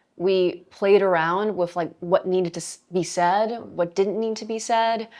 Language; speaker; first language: English; native; English